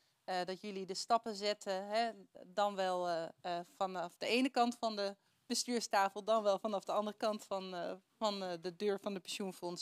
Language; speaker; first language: Dutch; native; Dutch